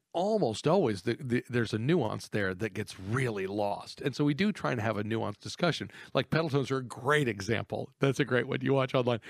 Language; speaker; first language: English; native; English